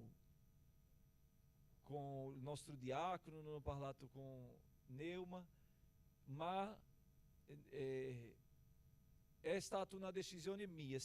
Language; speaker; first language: Italian; non-native, fluent; Portuguese